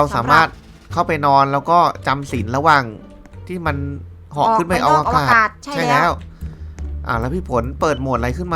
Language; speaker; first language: Thai; native; Thai